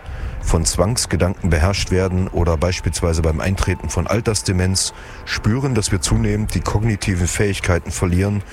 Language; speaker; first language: German; native; German